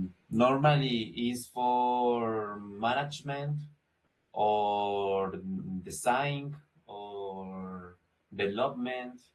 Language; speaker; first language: English; non-native, learner; Spanish